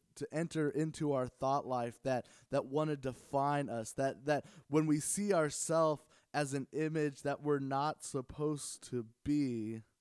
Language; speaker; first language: English; native; English